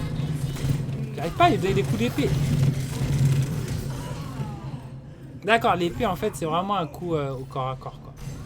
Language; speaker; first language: French; native; French